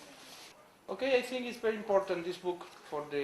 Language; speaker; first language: English; non-native, learner; Spanish